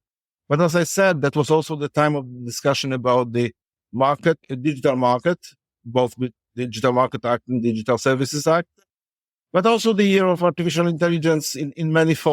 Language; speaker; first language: English; non-native, fluent; Polish